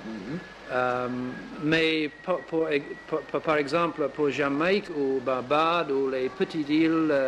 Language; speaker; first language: French; non-native, learner; English